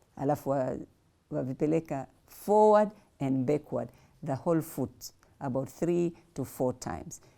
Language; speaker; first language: English; non-native, local second language; Swahili